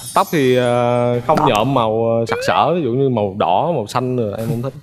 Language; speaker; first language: Vietnamese; native; Vietnamese